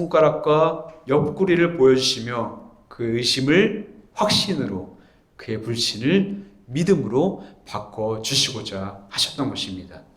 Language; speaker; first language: Korean; native; Korean